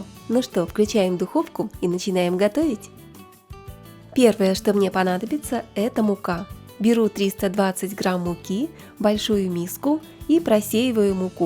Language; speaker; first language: Russian; native; Russian